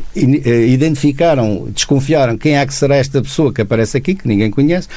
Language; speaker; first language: Portuguese; native; Portuguese